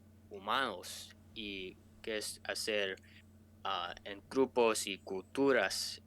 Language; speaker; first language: Spanish; non-native, learner; English